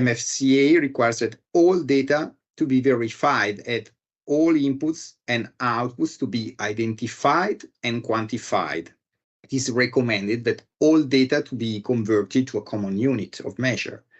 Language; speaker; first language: English; non-native, fluent; Italian